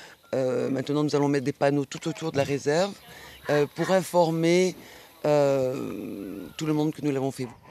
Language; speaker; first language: French; native; French